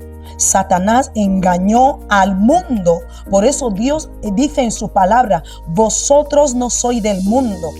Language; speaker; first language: Spanish; non-native, local second language; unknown